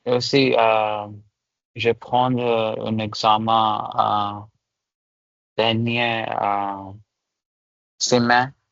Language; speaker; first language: French; non-native, learner; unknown